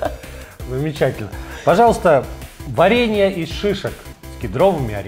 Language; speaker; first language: Russian; native; Russian